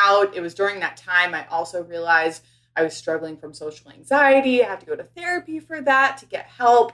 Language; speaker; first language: English; native; English